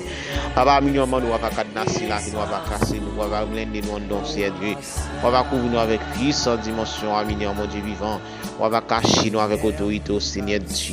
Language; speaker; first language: French; non-native, local second language; Haitian Creole